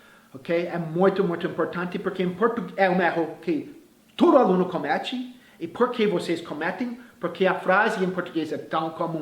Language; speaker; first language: Portuguese; non-native, fluent; English